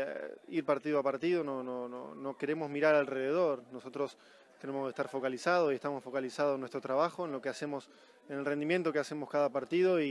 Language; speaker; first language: Spanish; native; Spanish